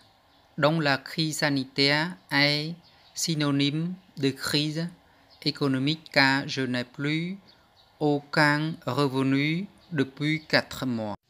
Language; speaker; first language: French; non-native, fluent; Khmer